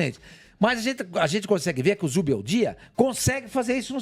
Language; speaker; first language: Portuguese; native; Portuguese